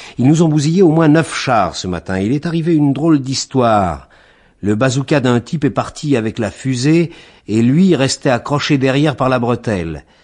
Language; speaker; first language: French; native; French